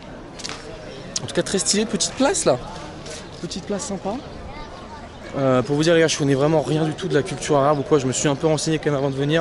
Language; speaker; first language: French; native; French